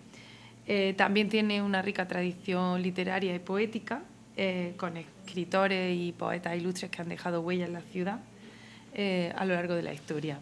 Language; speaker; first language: Spanish; native; Spanish